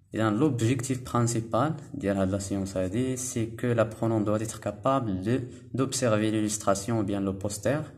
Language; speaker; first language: French; non-native, local second language; Arabic